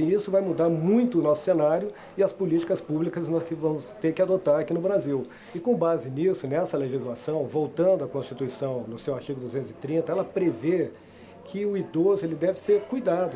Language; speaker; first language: Portuguese; native; Portuguese